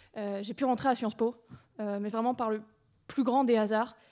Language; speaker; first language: French; native; French